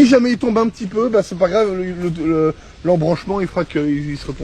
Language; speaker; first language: French; native; French